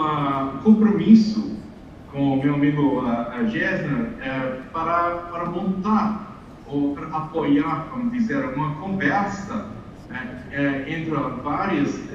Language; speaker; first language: Portuguese; non-native, fluent; English